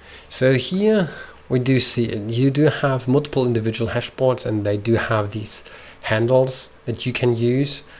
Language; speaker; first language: English; non-native, fluent; German